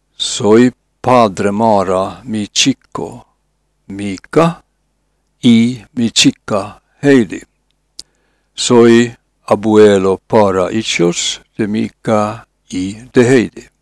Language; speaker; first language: Spanish; non-native, learner; Finnish